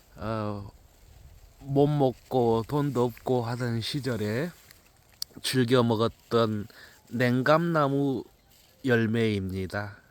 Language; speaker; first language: Korean; native; Korean